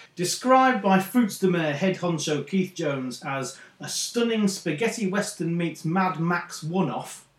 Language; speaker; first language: English; native; English